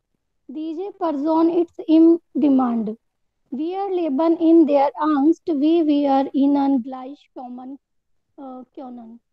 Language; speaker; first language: German; non-native, learner; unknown